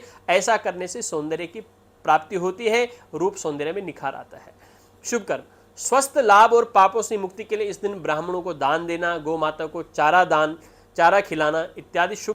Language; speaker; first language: Hindi; native; Hindi